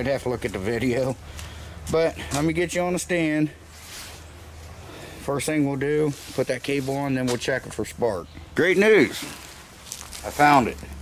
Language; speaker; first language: English; native; English